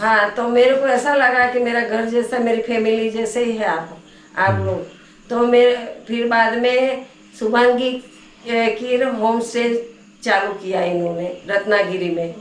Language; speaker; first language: Hindi; non-native, local second language; Gujarati